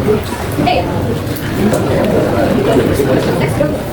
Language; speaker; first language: English; non-native, learner; Indonesian